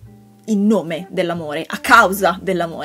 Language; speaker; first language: Italian; native; Italian